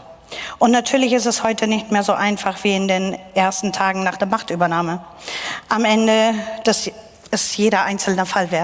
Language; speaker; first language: German; non-native, fluent; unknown